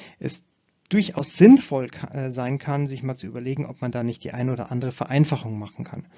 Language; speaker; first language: German; native; German